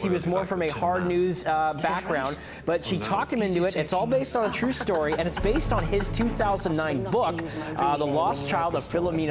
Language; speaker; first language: English; native; English